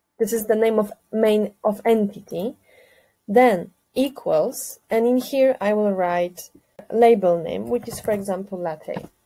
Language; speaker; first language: English; non-native, fluent; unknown